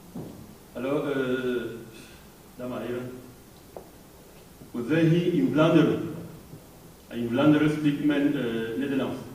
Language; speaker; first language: Dutch; non-native, learner; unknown